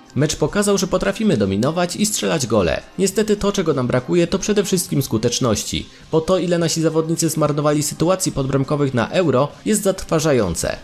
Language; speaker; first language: Polish; native; Polish